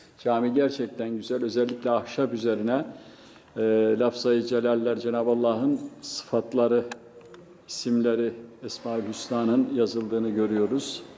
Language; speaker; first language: Turkish; native; Turkish